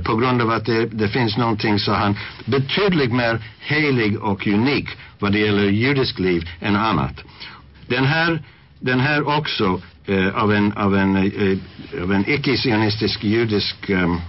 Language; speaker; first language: Swedish; non-native, fluent; English